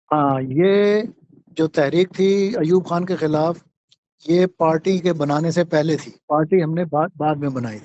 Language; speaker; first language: Urdu; native; Urdu